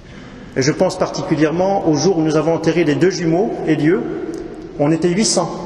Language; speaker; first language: French; native; French